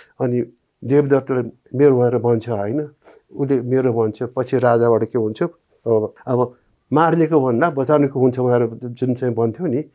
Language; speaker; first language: Nepali; non-native, local second language; Newari